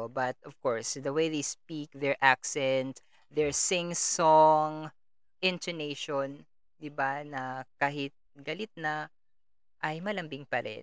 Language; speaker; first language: English; non-native, local second language; Kinaray-a